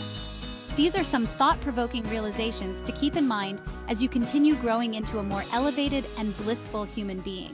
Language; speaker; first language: English; native; English